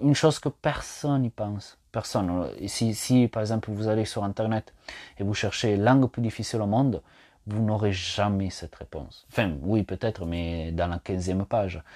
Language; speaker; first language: French; non-native, fluent; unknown